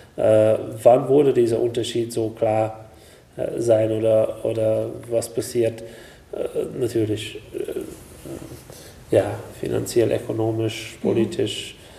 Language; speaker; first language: German; non-native, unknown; Hungarian